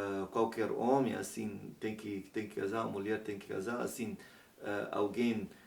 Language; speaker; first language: Portuguese; non-native, learner; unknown